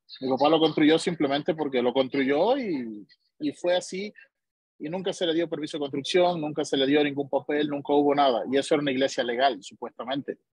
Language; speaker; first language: Spanish; native; Spanish